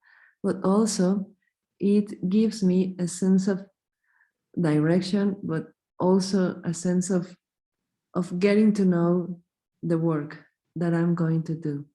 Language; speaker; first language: English; non-native, fluent; Spanish